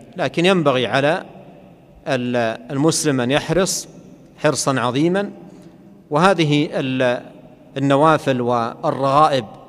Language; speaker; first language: Arabic; native; Arabic